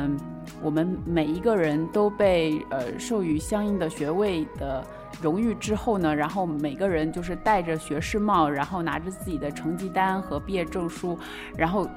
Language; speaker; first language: Chinese; native; Chinese